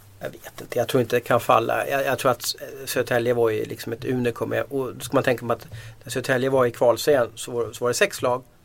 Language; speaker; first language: Swedish; native; Swedish